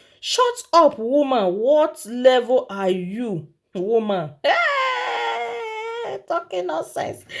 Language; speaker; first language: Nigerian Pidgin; non-native, local second language; Yoruba